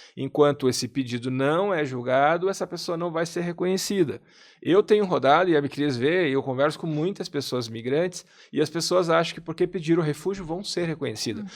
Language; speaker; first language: Portuguese; native; Portuguese